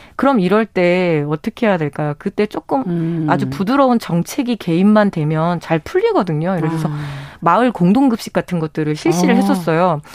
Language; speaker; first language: Korean; native; Korean